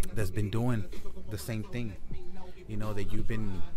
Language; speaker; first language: English; native; English